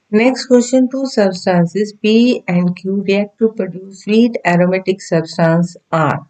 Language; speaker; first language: English; non-native, local second language; Punjabi